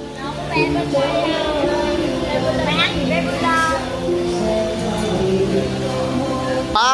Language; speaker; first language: Korean; non-native, learner; Vietnamese